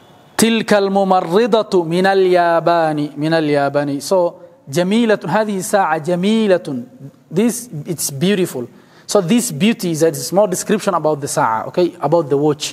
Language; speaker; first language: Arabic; non-native, fluent; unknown